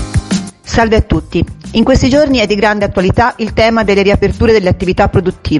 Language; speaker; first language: Italian; native; Italian